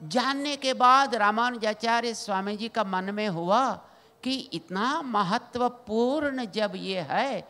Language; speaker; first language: Hindi; non-native, local second language; Telugu